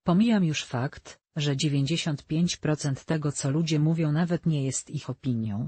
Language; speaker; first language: Polish; native; Polish